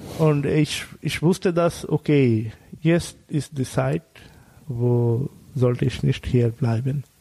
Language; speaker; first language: German; non-native, learner; Bangla